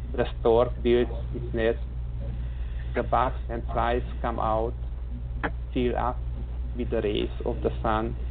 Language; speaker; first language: English; non-native, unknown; Hungarian